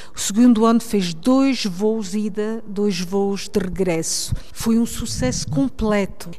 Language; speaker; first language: Portuguese; early bilingual, heritage; Portuguese